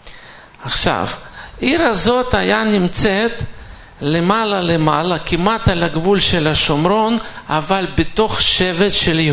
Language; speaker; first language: Hebrew; non-native, fluent; Russian